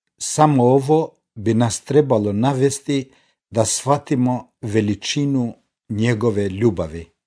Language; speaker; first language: Croatian; non-native, fluent; Albanian